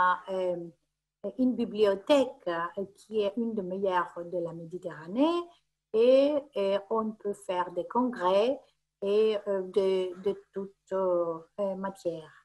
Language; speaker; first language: French; non-native, fluent; Greek